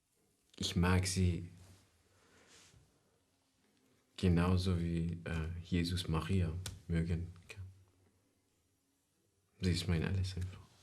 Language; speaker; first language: German; non-native, fluent; Persian